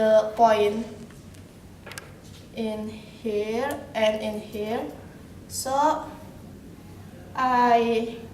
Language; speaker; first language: English; non-native, learner; Indonesian